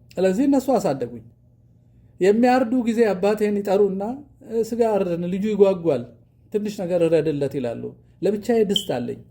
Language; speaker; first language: Amharic; non-native, local second language; Oromo